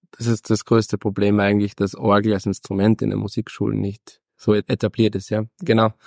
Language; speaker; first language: German; native; German